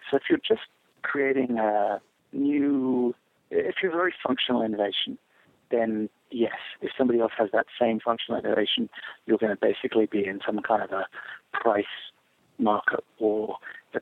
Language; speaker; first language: English; native; English